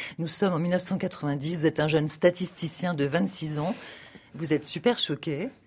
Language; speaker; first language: French; native; French